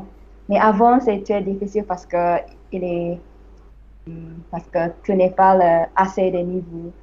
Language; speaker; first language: French; non-native, learner; English